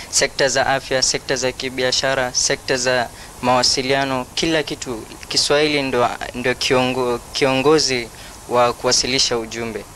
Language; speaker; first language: Swahili; non-native, local second language; Somali